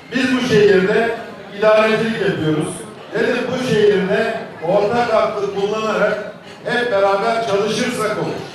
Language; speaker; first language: Turkish; native; Turkish